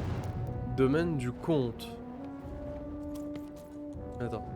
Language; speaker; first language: French; native; French